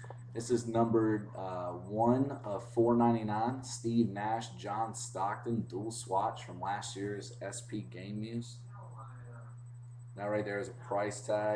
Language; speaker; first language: English; native; English